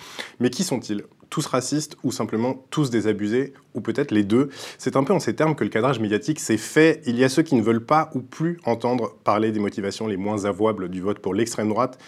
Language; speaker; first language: French; native; French